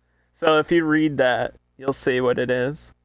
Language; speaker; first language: English; native; English